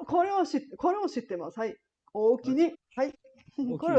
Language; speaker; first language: Japanese; non-native, learner; Bulgarian